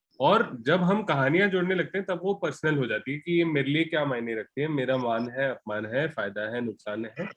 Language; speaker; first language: Hindi; non-native, local second language; Marathi